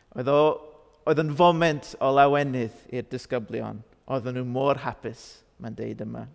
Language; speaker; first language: Welsh; non-native, fluent; English